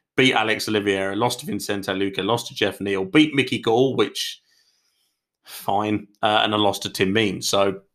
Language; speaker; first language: English; native; English